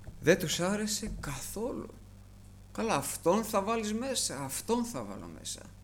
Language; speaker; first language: Greek; early bilingual, heritage; Greek